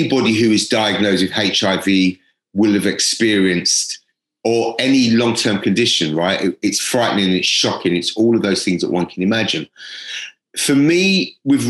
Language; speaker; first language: English; native; English